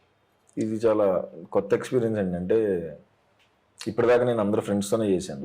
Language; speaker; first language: Telugu; native; Telugu